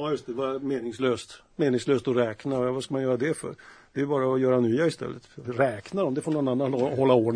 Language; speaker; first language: Swedish; native; Swedish